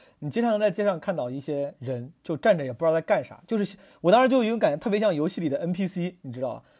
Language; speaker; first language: Chinese; native; Chinese